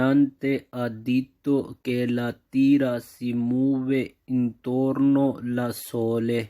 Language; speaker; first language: Italian; non-native, fluent; Urdu